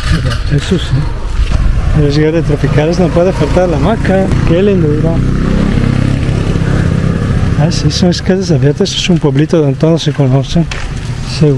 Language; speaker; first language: Spanish; non-native, fluent; Italian